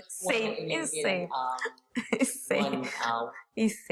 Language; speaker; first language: English; non-native, learner; Italian